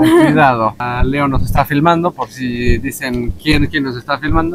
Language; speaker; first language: Spanish; native; Spanish